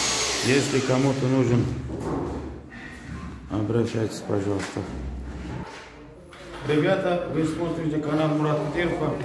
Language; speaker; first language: Russian; non-native, learner; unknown